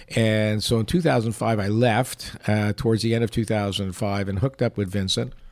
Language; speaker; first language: English; early bilingual, other home language; Yiddish